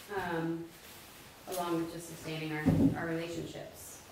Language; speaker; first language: English; native; English